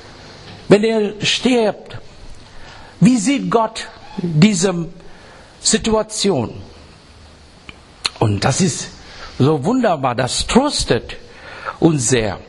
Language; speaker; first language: German; non-native, learner; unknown